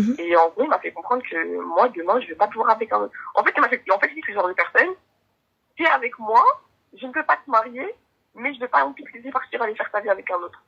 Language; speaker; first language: French; native; French